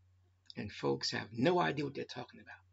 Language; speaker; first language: English; native; English